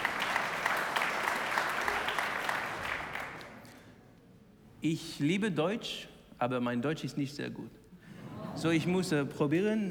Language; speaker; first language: German; non-native, learner; English